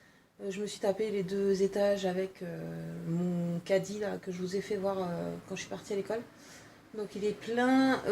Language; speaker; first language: French; native; French